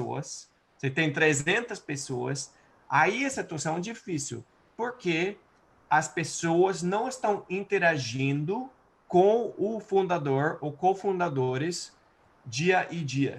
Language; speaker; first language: Portuguese; non-native, fluent; English